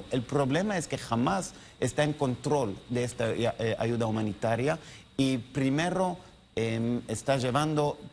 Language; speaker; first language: Spanish; non-native, learner; Hebrew